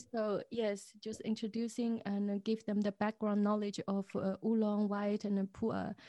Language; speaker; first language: English; non-native, fluent; Chinese